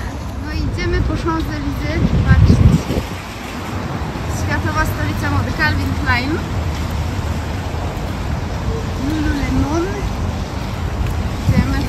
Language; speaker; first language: Polish; native; Polish